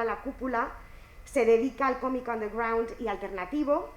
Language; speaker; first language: Spanish; native; Spanish